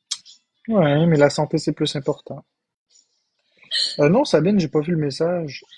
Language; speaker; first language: French; native; French